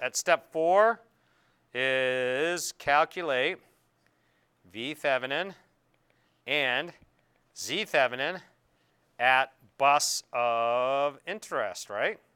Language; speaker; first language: English; native; English